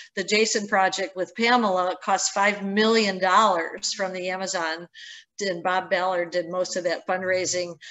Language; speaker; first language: English; native; English